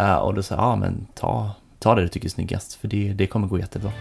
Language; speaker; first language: Swedish; native; Swedish